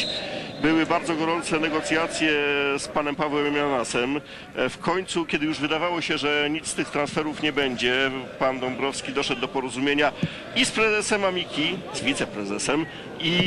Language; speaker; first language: Polish; native; Polish